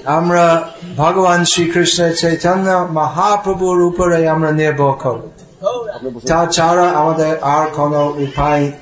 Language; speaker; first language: Bangla; non-native, fluent; English